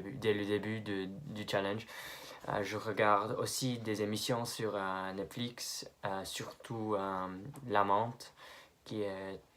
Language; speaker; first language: French; non-native, fluent; English